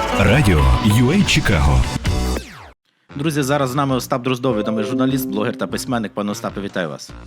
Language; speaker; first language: Ukrainian; native; Ukrainian